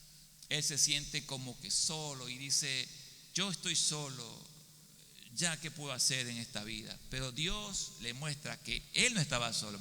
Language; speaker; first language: Spanish; native; Spanish